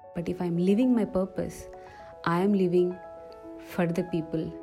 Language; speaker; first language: English; non-native, local second language; Telugu